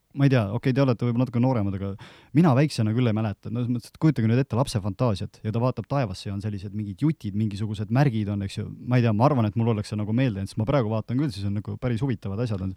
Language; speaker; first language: Estonian; native; Estonian